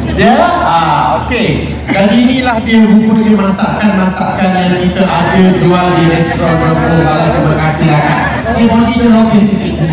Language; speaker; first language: Malay; native; Malay